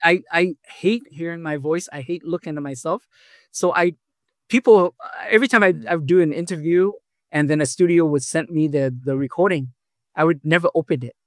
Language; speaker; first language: English; early bilingual, other home language; Vietnamese